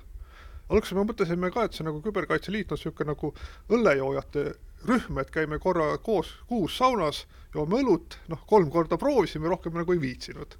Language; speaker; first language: Estonian; native; Estonian